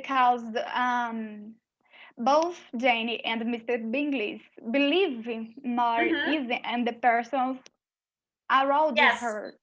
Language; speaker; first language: English; non-native, learner; Portuguese